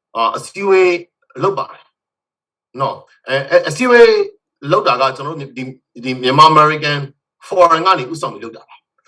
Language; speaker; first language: Burmese; native; Burmese